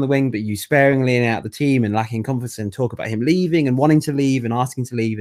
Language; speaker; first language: English; native; English